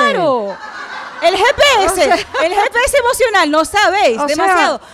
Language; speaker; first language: Spanish; native; Spanish